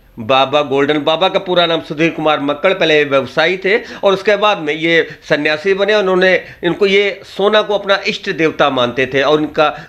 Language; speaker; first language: Hindi; native; Hindi